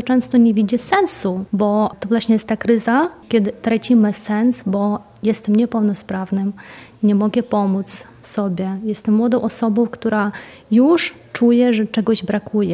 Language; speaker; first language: Polish; non-native, fluent; Ukrainian